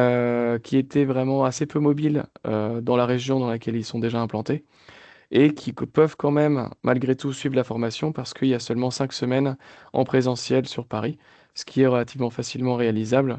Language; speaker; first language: French; native; French